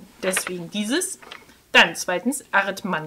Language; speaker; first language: German; native; German